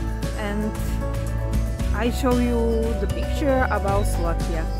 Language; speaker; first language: English; non-native, learner; Slovak